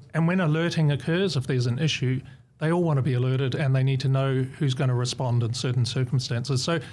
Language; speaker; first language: English; native; English